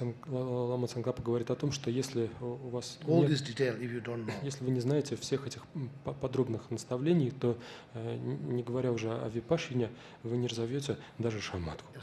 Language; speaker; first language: Russian; native; Russian